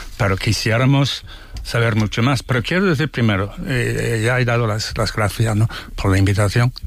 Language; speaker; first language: Spanish; non-native, fluent; English